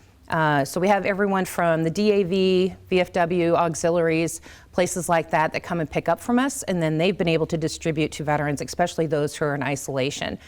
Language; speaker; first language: English; native; English